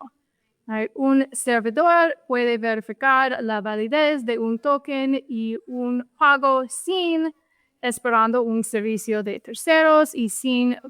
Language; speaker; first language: Spanish; non-native, fluent; English